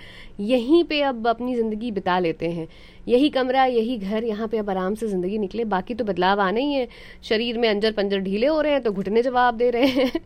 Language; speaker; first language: Hindi; native; Hindi